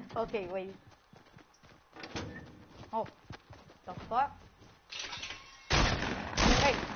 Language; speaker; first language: English; non-native, learner; Greek